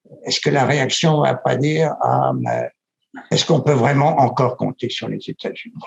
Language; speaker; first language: French; native; French